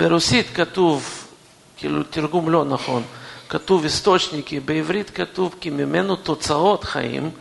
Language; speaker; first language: Hebrew; non-native, fluent; Russian